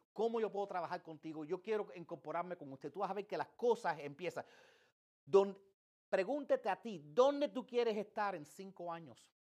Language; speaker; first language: Spanish; early bilingual, heritage; English